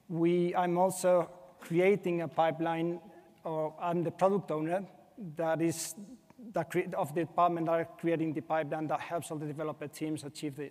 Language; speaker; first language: English; non-native, fluent; Spanish